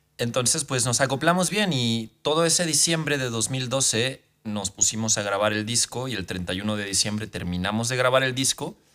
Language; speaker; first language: Spanish; native; Spanish